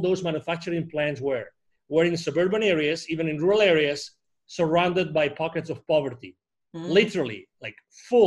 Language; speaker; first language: English; non-native, fluent; Spanish